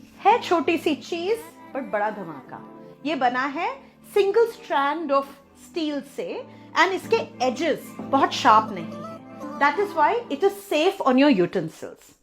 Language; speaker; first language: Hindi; non-native, local second language; Bangla